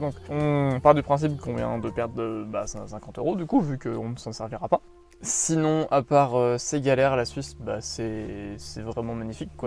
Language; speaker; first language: French; native; French